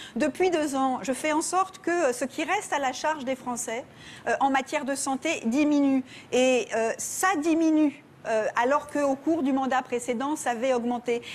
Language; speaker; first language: French; native; French